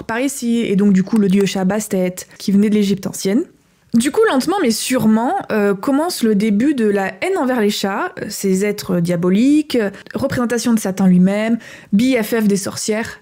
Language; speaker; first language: French; native; French